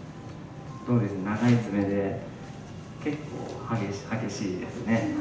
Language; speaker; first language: Japanese; native; Japanese